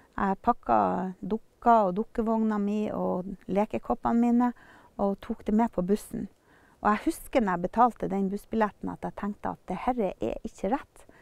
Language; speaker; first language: Norwegian; native; Norwegian